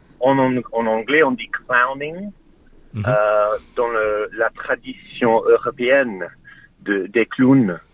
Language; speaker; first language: French; non-native, learner; English